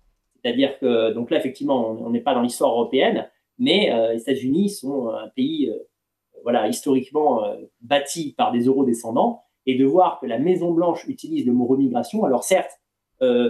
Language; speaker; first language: French; native; French